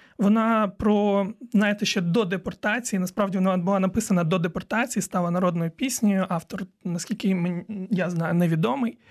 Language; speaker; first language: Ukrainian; non-native, local second language; Crimean Tatar